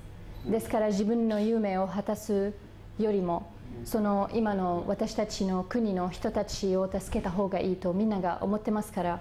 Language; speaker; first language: Japanese; non-native, fluent; Arabic